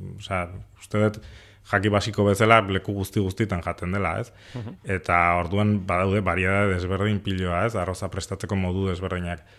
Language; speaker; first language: Basque; native; Basque